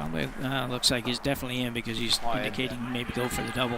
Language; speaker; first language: English; native; English